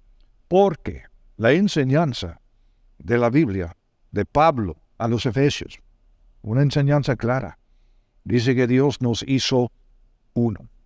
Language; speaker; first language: Spanish; non-native, fluent; English